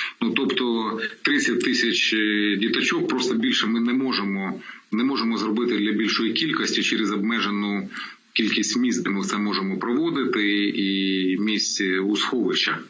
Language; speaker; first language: Ukrainian; non-native, local second language; Russian